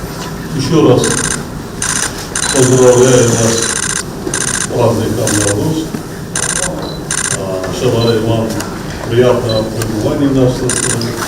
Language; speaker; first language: Russian; non-native, local second language; Tajik